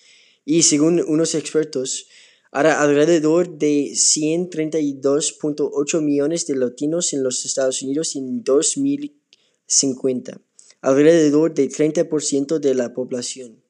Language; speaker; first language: Spanish; non-native, learner; English